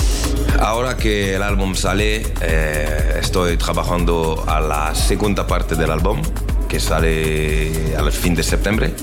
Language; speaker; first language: Spanish; non-native, learner; French